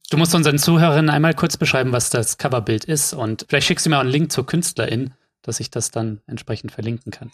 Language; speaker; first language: German; native; German